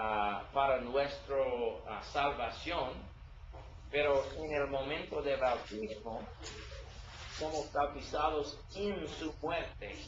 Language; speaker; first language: Spanish; non-native, learner; English